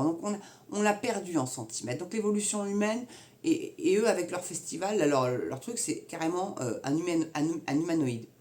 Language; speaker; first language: French; native; French